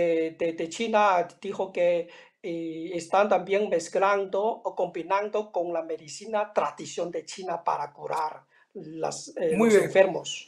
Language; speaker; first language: Spanish; non-native, fluent; Chinese